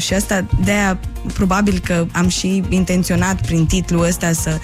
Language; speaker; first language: Romanian; native; Romanian